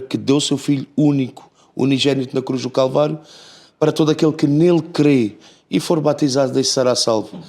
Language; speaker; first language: Portuguese; native; Portuguese